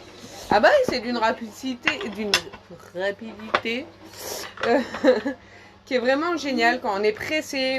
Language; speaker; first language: French; native; French